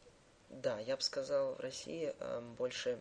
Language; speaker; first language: Russian; early bilingual, heritage; Russian